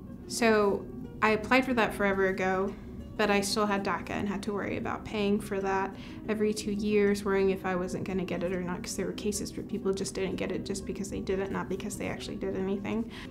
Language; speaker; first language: English; early bilingual, other home language; Spanish